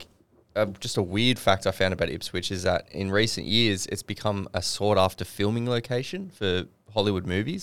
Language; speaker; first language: English; native; English